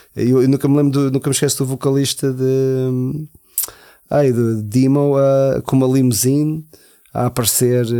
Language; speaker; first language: Portuguese; early bilingual, heritage; Portuguese